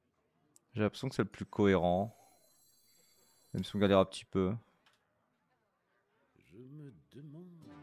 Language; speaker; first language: French; native; French